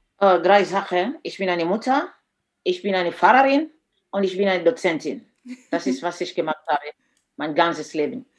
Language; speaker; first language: German; non-native, fluent; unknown